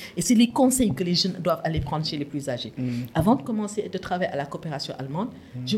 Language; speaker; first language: French; non-native, local second language; Wolof